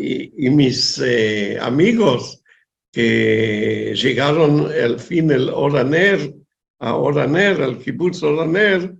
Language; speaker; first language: Spanish; non-native, fluent; Hebrew